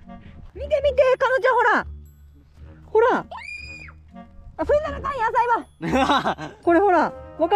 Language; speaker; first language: Japanese; native; Japanese